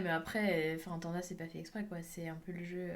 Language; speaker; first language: French; native; French